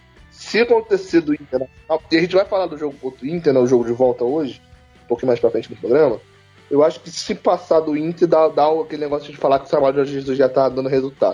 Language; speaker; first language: Portuguese; native; Portuguese